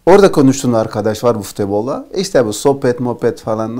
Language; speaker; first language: Turkish; non-native, learner; Portuguese